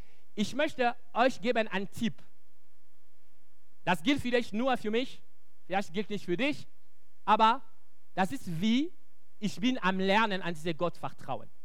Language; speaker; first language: German; non-native, local second language; French